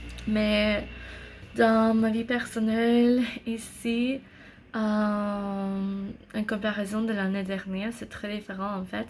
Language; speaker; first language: French; non-native, learner; English